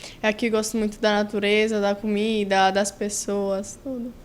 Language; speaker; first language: Portuguese; non-native, learner; Italian